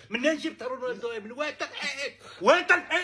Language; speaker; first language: Arabic; native; Arabic